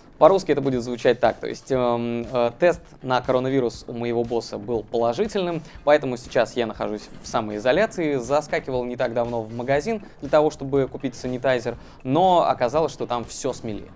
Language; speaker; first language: Russian; native; Russian